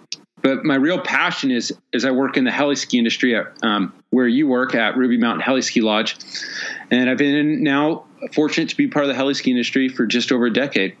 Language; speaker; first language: English; native; English